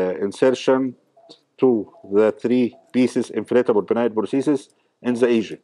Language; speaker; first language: English; non-native, fluent; Arabic